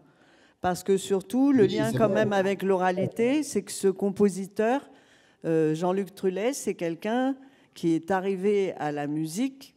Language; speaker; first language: French; native; French